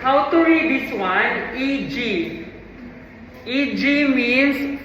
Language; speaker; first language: English; non-native, fluent; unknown